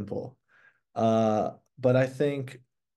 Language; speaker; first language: English; early bilingual, other home language; Persian